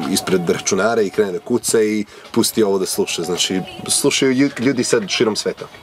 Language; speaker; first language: Croatian; early bilingual, other home language; Serbian